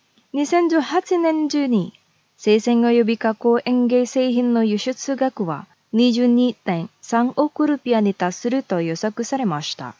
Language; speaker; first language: Japanese; non-native, fluent; Indonesian